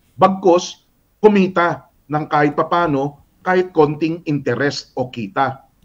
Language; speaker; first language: Filipino; native; Filipino